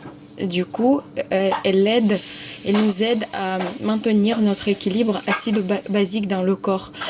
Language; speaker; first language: French; non-native, fluent; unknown